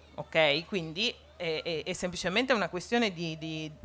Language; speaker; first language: Italian; non-native, fluent; Arabic